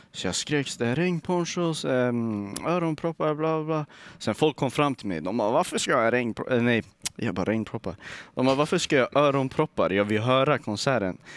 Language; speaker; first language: Swedish; early bilingual, other home language; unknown